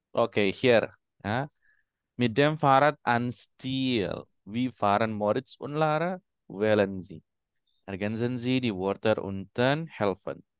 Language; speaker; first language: German; non-native, fluent; Indonesian